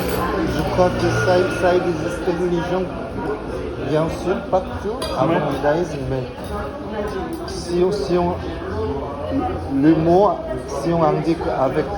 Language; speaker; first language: French; non-native, fluent; Korean